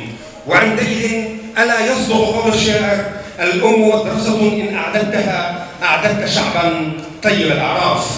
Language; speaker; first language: Arabic; native; Arabic